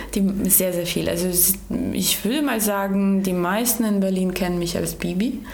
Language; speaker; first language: German; early bilingual, other home language; Georgian